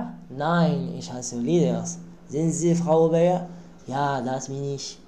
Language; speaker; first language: German; non-native, learner; Arabic